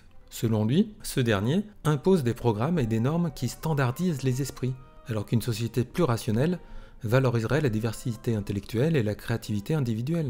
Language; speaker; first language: French; native; French